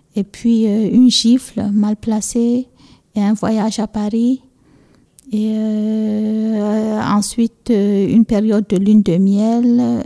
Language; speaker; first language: French; non-native, local second language; Fula